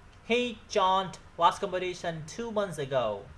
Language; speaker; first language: English; non-native, learner; Vietnamese